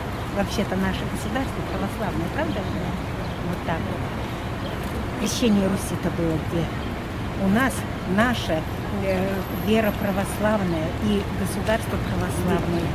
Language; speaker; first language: Russian; native; Russian